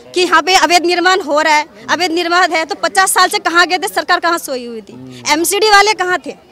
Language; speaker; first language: Hindi; native; Hindi